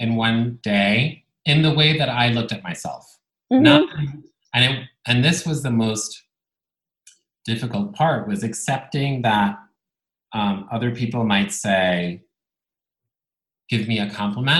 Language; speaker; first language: English; non-native, fluent; Italian